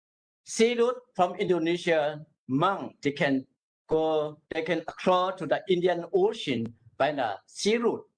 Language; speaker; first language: English; non-native, learner; Burmese